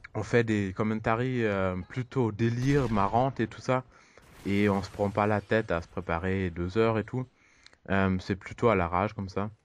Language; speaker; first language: French; non-native, fluent; German